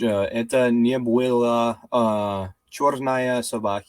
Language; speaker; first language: Russian; non-native, learner; English